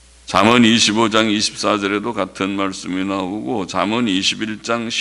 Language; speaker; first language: Korean; native; Korean